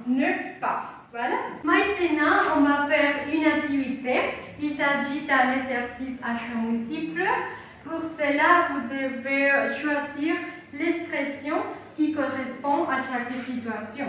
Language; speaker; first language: French; non-native, fluent; Spanish